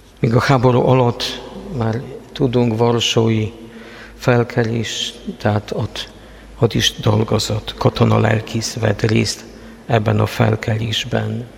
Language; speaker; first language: Hungarian; non-native, fluent; Polish